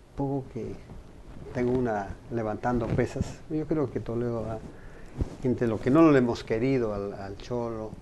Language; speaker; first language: Spanish; native; Spanish